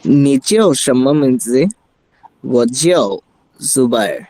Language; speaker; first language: Chinese; non-native, learner; Bangla